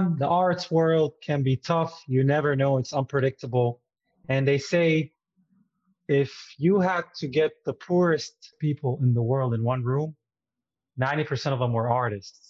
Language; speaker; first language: English; non-native, fluent; Arabic